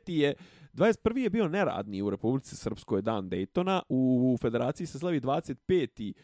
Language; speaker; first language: Bosnian; native; Bosnian